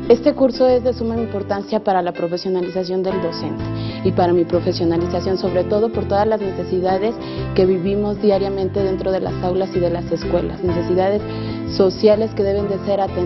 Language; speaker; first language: Spanish; native; Spanish